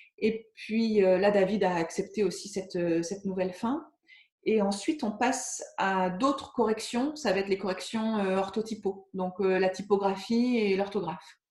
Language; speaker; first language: French; native; French